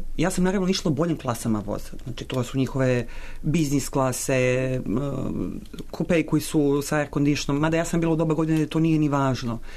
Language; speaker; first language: Serbian; native; Serbian